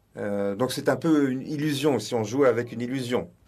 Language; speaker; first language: French; non-native, fluent; Swedish